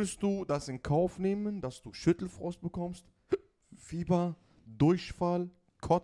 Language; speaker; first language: German; native; German